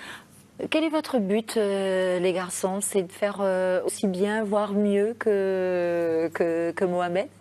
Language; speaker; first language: French; native; French